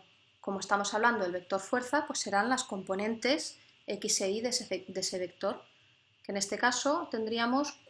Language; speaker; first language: Spanish; native; Spanish